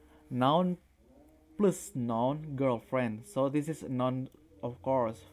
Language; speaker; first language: English; non-native, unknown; Indonesian